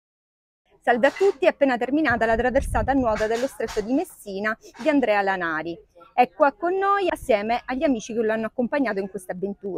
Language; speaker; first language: Italian; native; Italian